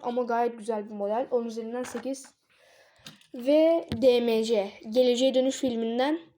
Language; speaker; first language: Turkish; native; Turkish